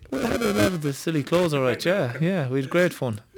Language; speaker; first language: English; native; English